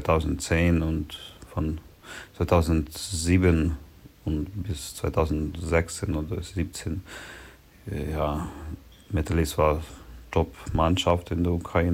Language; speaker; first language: German; non-native, learner; Ukrainian